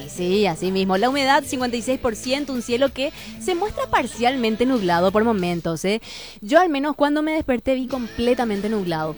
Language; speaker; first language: Spanish; native; Spanish